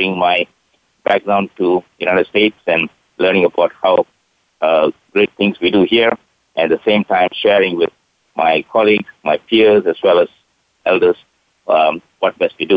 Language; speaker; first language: English; non-native, local second language; Tamil